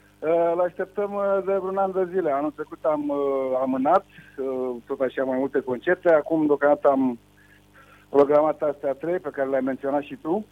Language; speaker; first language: Romanian; native; Romanian